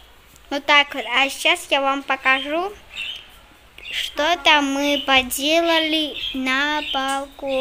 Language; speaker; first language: Russian; early bilingual, heritage; Russian